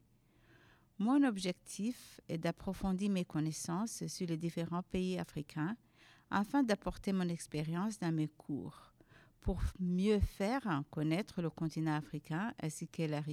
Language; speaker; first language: French; non-native, local second language; Kinyarwanda